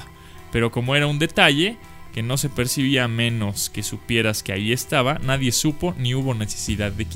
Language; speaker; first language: Spanish; native; Spanish